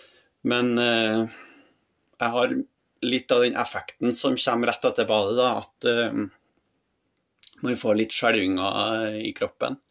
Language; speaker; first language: Norwegian; native; Norwegian